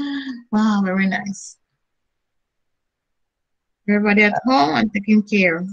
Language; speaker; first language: English; non-native, fluent; Spanish